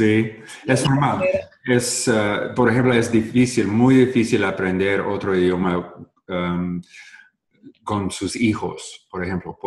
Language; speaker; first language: Spanish; non-native, learner; English